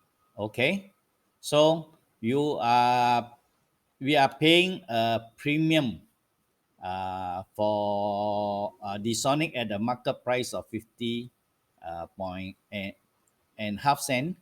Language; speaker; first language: English; non-native, local second language; Malay